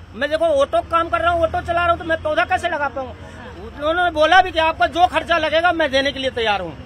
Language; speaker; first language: Hindi; native; Hindi